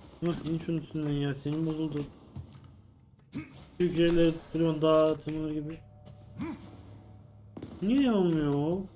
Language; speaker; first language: Turkish; native; Turkish